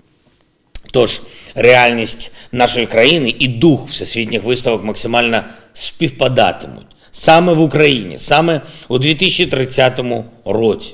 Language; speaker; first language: Ukrainian; non-native, local second language; Russian